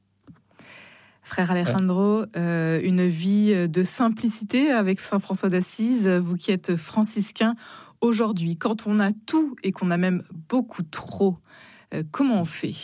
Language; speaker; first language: French; native; French